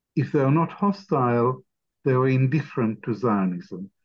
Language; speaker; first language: English; non-native, fluent; Arabic